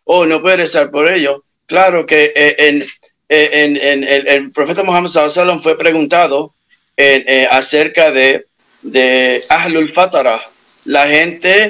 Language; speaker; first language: Spanish; native; Spanish